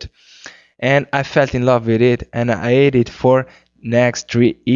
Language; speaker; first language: English; non-native, fluent; Kabuverdianu